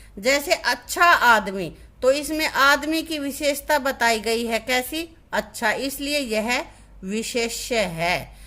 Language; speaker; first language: Hindi; native; Hindi